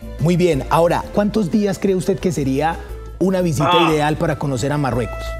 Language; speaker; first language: Spanish; native; Spanish